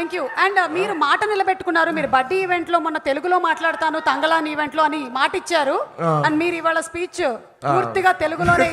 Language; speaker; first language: Telugu; native; Telugu